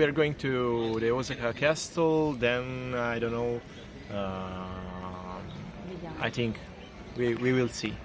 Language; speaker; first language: English; non-native, learner; Italian